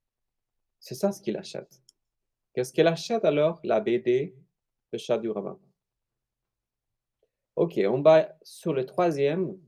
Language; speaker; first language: French; non-native, fluent; Spanish